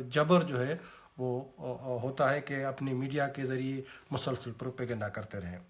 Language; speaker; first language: Urdu; non-native, local second language; Sindhi